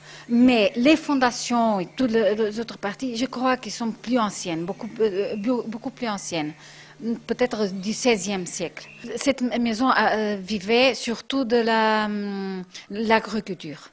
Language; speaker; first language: French; non-native, fluent; Portuguese